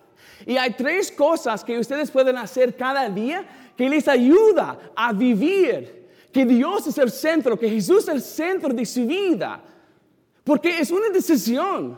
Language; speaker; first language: Spanish; non-native, fluent; English